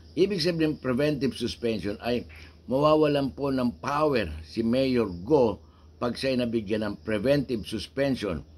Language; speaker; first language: Filipino; native; Filipino